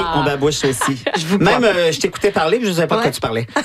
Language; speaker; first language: French; native; French